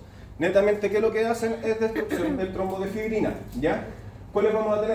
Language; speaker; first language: Spanish; native; Spanish